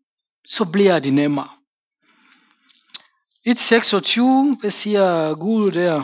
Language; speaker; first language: Danish; non-native, fluent; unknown